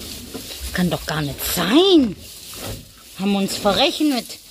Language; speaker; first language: German; native; German